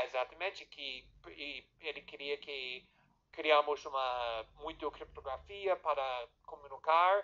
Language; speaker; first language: Portuguese; non-native, fluent; English